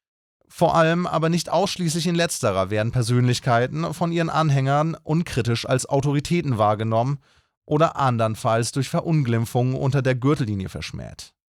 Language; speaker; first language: German; native; German